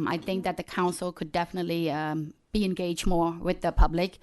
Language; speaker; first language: English; early bilingual, other home language; Khmer